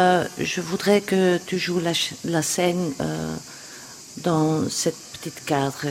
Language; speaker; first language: French; non-native, local second language; Dutch